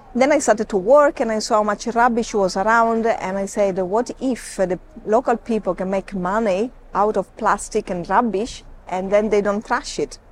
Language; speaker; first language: English; non-native, fluent; Italian